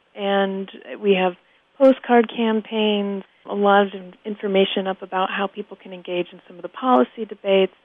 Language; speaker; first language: English; native; English